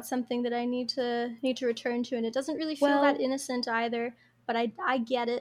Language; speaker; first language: English; native; English